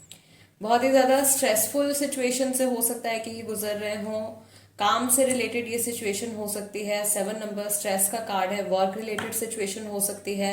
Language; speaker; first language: Hindi; native; Hindi